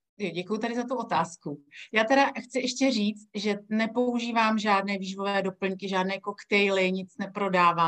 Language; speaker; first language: Czech; native; Czech